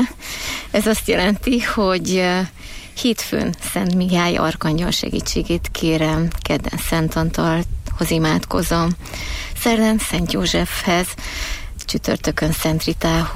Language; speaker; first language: Hungarian; native; Hungarian